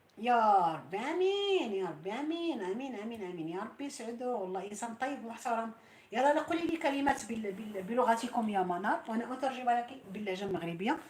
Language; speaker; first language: Arabic; native; Arabic